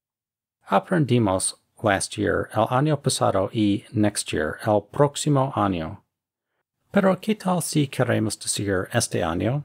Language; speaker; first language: Spanish; non-native, fluent; English